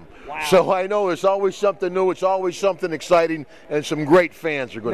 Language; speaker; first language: English; native; English